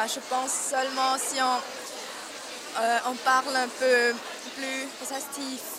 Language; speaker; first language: French; non-native, local second language; German